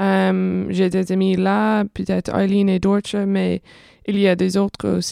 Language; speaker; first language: French; non-native, fluent; English